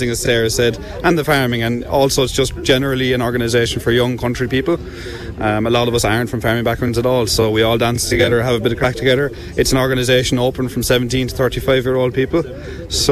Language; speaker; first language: English; native; English